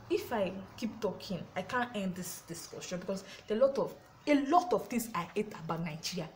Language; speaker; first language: English; non-native, local second language; Yoruba